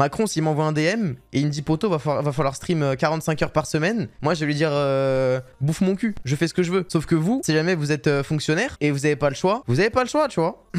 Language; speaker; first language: French; native; French